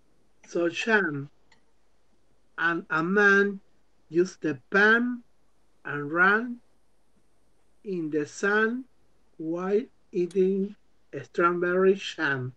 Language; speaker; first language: English; non-native, learner; Spanish